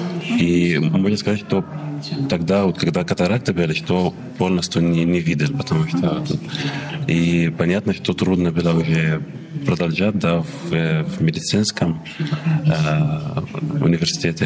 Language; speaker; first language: Russian; non-native, learner; Arabic